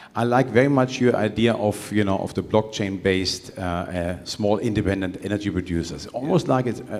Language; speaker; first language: English; non-native, fluent; German